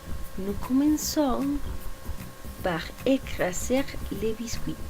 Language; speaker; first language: French; non-native, learner; Spanish